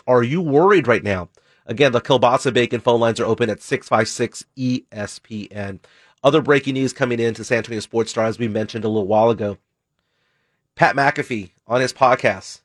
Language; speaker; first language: English; native; English